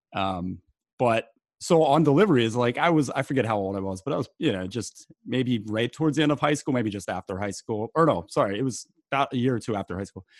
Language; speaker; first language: English; native; English